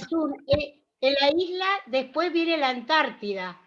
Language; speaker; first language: Spanish; native; Spanish